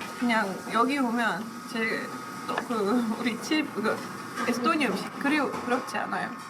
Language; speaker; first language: Korean; non-native, fluent; Estonian